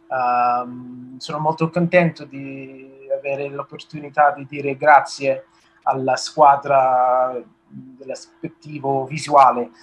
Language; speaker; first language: Italian; non-native, learner; English